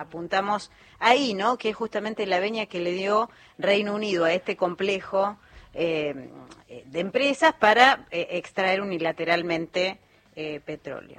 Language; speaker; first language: Spanish; native; Spanish